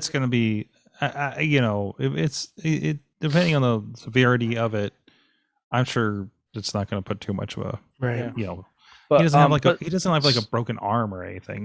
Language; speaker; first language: English; native; English